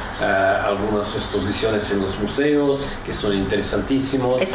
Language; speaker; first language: Spanish; non-native, fluent; Czech